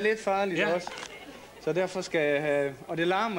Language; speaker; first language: Danish; native; Danish